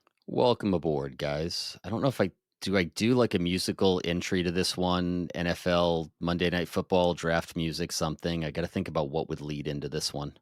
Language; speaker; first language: English; native; English